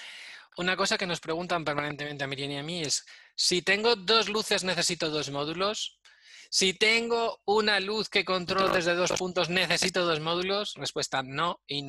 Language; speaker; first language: Spanish; native; Spanish